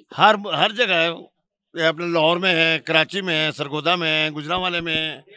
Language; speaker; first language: Urdu; non-native, fluent; Bangla